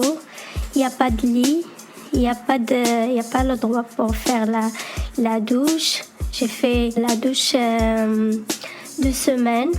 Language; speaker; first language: French; non-native, learner; Arabic